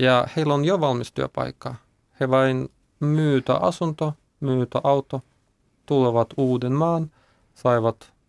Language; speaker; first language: Finnish; non-native, learner; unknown